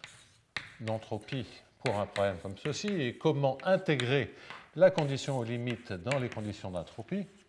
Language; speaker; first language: French; native; French